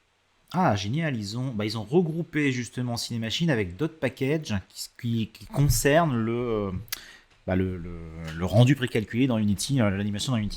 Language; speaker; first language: French; native; French